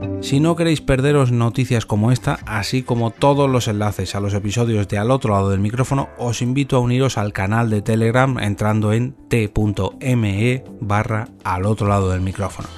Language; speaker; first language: Spanish; native; Spanish